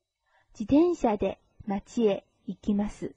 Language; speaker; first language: Japanese; non-native, fluent; Chinese